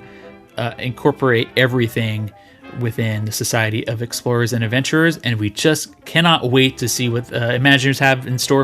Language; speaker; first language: English; native; English